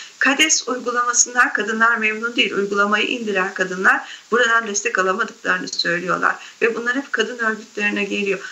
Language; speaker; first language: Turkish; native; Turkish